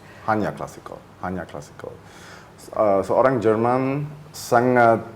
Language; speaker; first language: Indonesian; early bilingual, heritage; German